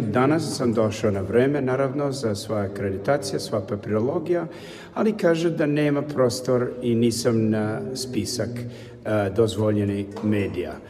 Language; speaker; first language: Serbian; non-native, learner; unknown